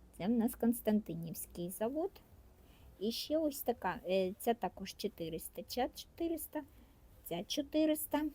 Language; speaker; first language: Ukrainian; non-native, local second language; Russian